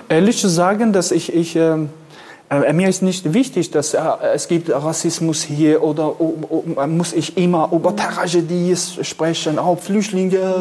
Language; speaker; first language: German; non-native, fluent; Kurdish